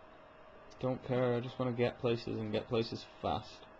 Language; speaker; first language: English; native; English